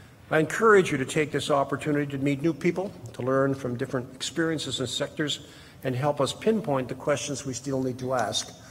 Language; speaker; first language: English; native; English